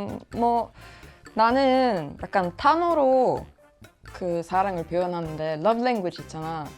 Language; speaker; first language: Korean; non-native, fluent; Swedish